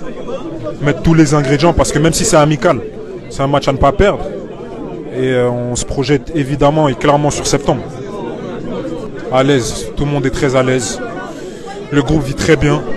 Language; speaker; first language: French; native; French